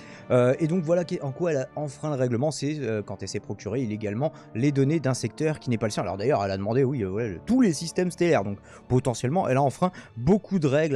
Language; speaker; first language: French; native; French